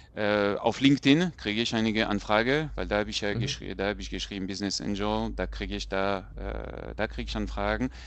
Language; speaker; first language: German; non-native, fluent; French